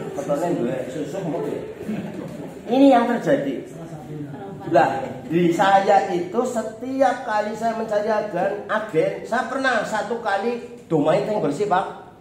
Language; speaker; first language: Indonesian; non-native, local second language; Javanese